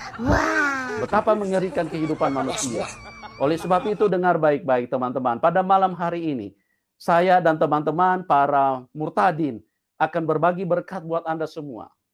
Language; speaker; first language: Indonesian; non-native, local second language; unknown